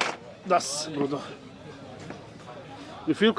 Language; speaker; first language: German; non-native, learner; Serbian